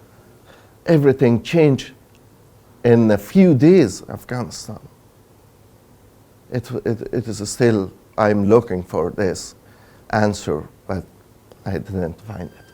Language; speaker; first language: English; non-native, learner; Persian